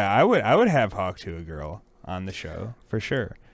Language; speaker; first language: English; native; English